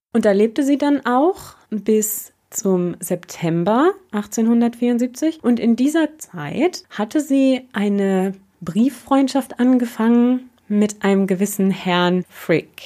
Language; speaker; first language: German; native; German